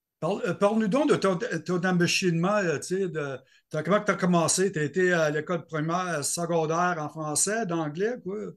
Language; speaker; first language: French; native; French